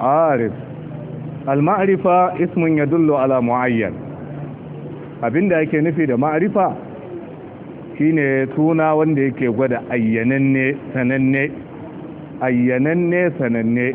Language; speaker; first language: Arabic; non-native, fluent; Hausa